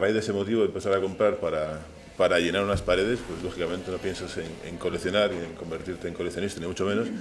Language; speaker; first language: Spanish; native; Spanish